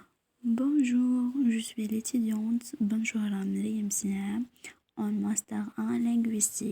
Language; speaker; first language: French; non-native, local second language; Arabic